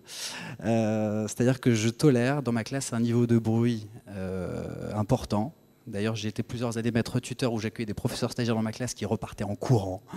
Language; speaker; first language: French; native; French